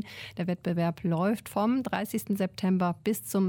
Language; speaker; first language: German; native; German